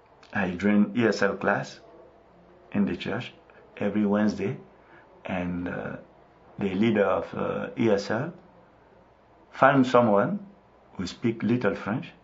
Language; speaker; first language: English; non-native, local second language; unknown